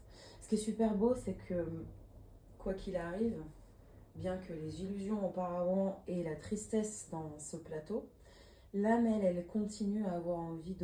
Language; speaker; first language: French; native; French